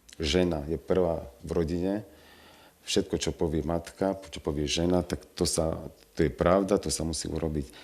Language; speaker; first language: Slovak; non-native, local second language; Romany